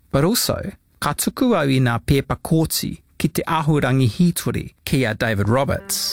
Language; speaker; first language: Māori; non-native, local second language; English